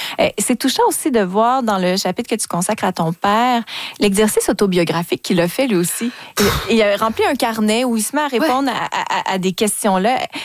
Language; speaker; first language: French; native; French